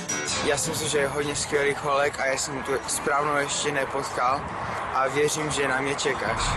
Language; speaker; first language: Czech; early bilingual, other home language; English